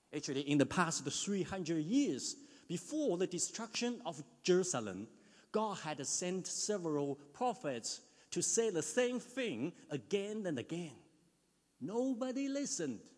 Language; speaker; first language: English; non-native, fluent; Chinese